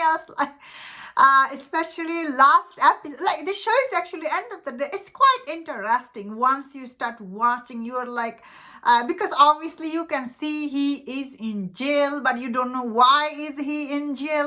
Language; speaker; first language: English; non-native, fluent; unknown